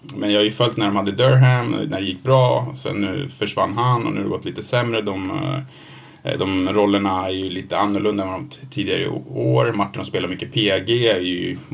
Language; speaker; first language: Swedish; early bilingual, other home language; Bosnian